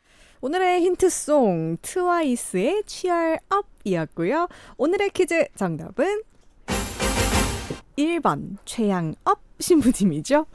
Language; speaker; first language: Korean; native; Korean